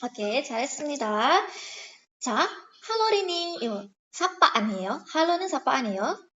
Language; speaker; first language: Korean; non-native, fluent; Indonesian